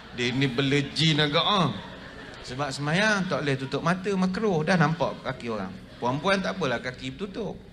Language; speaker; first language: Malay; native; Malay